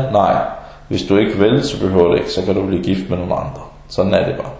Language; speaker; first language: Danish; early bilingual, other home language; Arabic